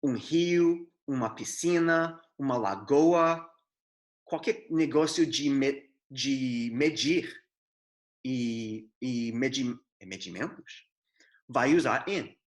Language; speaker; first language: Portuguese; non-native, fluent; English